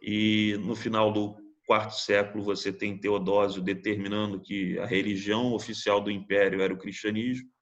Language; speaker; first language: Portuguese; native; Portuguese